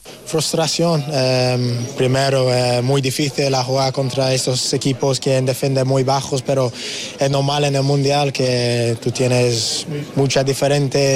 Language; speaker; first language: Spanish; non-native, learner; English